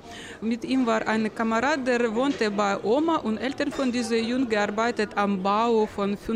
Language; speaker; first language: German; non-native, learner; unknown